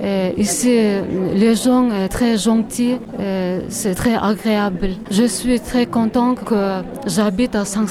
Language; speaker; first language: French; non-native, learner; Kyrgyz